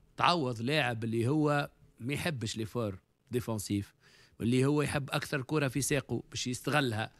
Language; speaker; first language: Arabic; native; Arabic